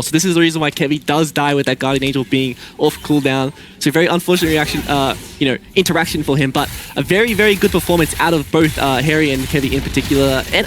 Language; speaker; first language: English; native; English